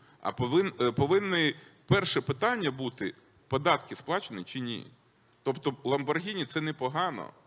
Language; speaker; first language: Ukrainian; non-native, local second language; Russian